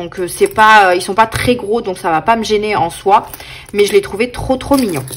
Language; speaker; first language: French; native; French